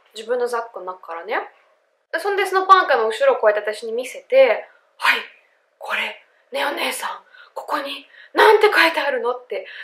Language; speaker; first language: Japanese; non-native, fluent; Russian